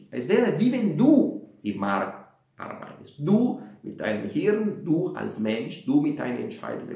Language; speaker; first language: German; non-native, fluent; Italian